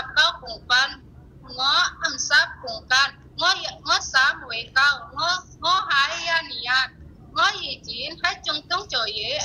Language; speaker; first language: Cantonese; non-native, learner; Indonesian